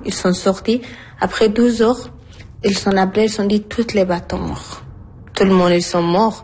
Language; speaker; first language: French; non-native, learner; Arabic